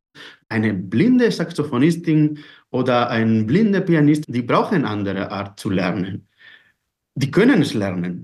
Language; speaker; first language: German; non-native, fluent; Spanish